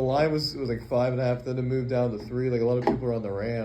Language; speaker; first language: English; native; English